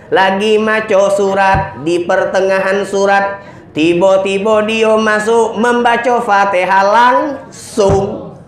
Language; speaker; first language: Indonesian; native; Indonesian